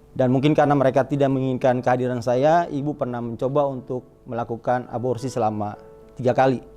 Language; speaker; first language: Indonesian; native; Indonesian